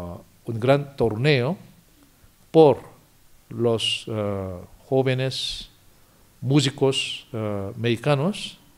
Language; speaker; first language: Spanish; non-native, fluent; Korean